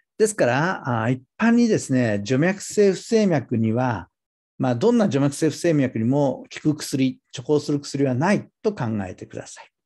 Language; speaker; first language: Japanese; native; Japanese